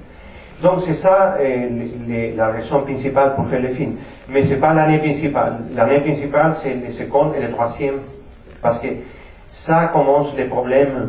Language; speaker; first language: French; non-native, fluent; Spanish